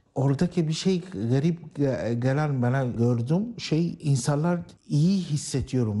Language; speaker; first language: Turkish; non-native, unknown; Arabic